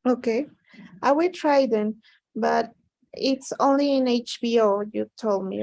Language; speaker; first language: English; non-native, learner; Spanish